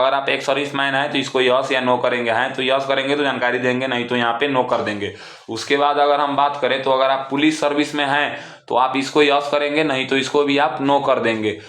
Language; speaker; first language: Hindi; non-native, local second language; Bhojpuri